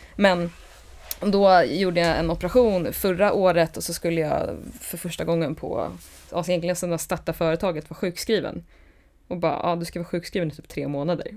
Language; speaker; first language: Swedish; native; Swedish